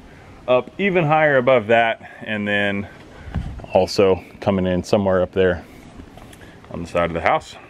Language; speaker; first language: English; native; English